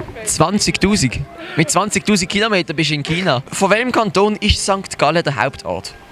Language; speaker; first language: German; native; German